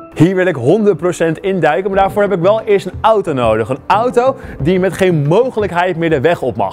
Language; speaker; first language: Dutch; native; Dutch